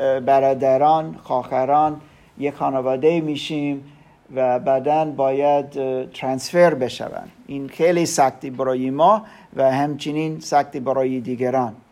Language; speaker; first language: Persian; non-native, learner; German